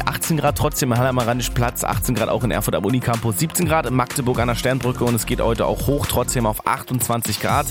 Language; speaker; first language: German; native; German